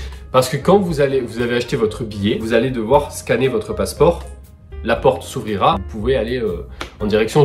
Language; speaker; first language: French; native; French